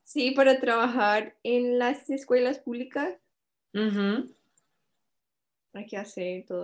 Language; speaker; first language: Spanish; early bilingual, heritage; Spanish